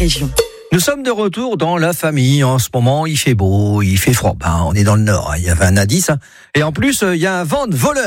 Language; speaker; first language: French; native; French